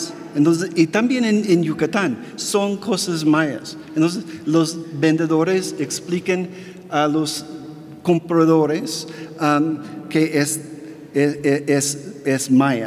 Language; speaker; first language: Spanish; non-native, fluent; English